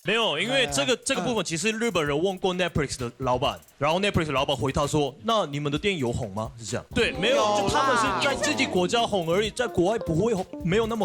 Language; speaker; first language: Chinese; non-native, fluent; Korean